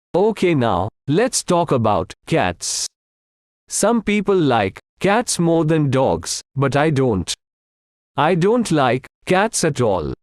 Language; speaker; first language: English; non-native, local second language; Hindi